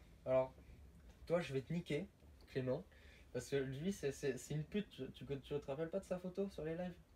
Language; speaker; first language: French; native; French